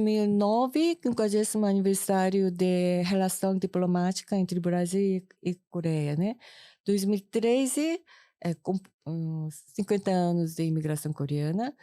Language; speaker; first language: Portuguese; non-native, fluent; Korean